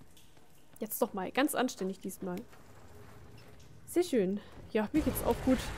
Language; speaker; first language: German; native; German